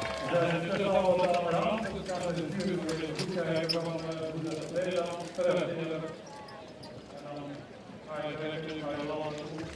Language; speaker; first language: Dutch; native; Dutch